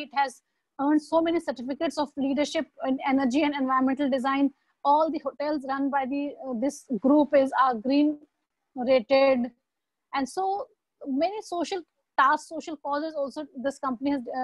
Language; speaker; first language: English; non-native, fluent; Hindi